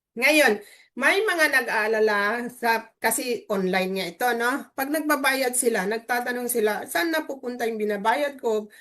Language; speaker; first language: Filipino; native; Filipino